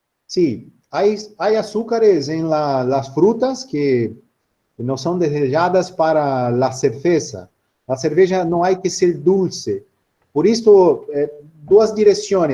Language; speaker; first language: Spanish; non-native, learner; Portuguese